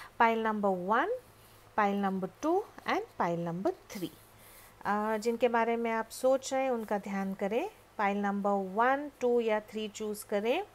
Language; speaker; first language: Hindi; native; Hindi